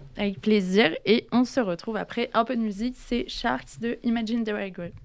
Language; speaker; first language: French; native; French